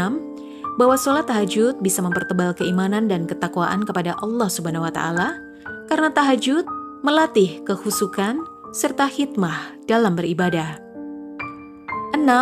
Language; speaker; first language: Indonesian; native; Indonesian